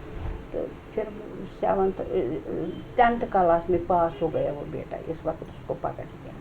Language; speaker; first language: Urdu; non-native, local second language; Kashmiri